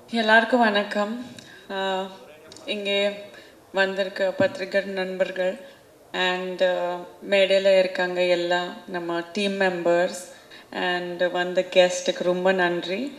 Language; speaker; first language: Tamil; non-native, local second language; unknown